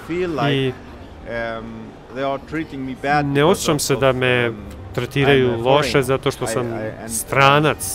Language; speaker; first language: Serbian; early bilingual, heritage; Albanian